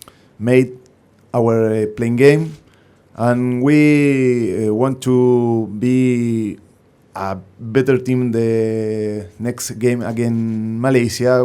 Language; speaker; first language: English; non-native, learner; Spanish